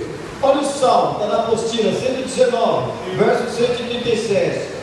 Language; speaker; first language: Portuguese; native; Portuguese